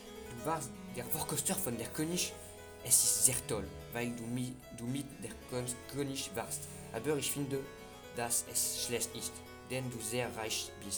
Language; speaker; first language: German; non-native, learner; French